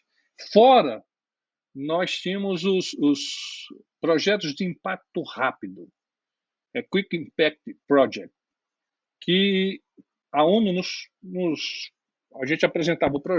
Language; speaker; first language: Portuguese; native; Portuguese